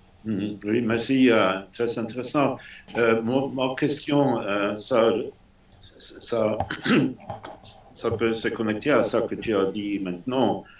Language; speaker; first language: French; non-native, fluent; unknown